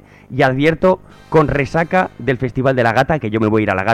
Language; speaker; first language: Spanish; native; Spanish